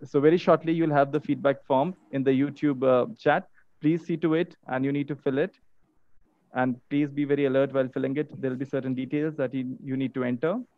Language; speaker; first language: English; non-native, local second language; Hindi